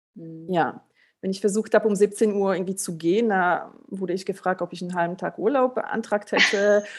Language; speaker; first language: German; early bilingual, other home language; Polish